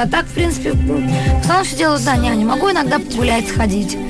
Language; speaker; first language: Russian; native; Russian